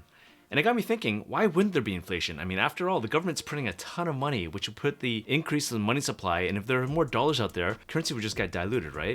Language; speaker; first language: English; native; English